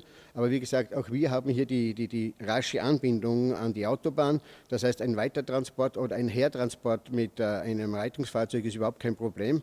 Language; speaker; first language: German; native; German